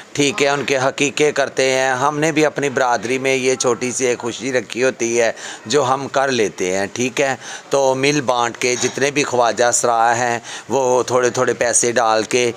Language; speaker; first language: Urdu; non-native, local second language; Punjabi